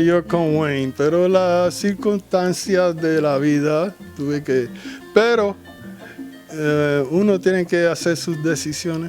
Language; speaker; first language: Spanish; early bilingual, heritage; Spanish